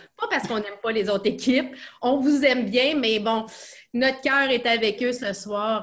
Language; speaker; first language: French; native; French